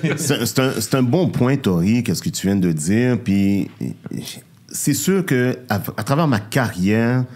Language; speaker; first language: French; native; French